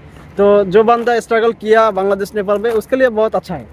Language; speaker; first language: Hindi; non-native, fluent; Bangla